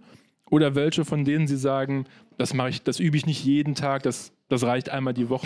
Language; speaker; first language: German; native; German